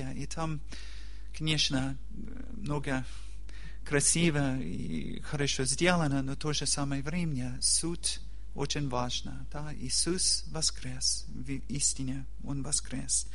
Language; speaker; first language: Russian; non-native, learner; English